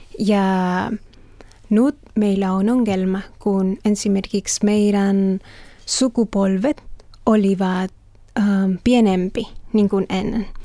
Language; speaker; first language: Finnish; non-native, learner; Spanish